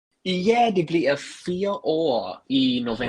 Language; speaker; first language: Danish; non-native, fluent; English